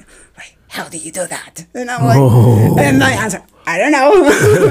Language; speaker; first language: English; non-native, fluent; Spanish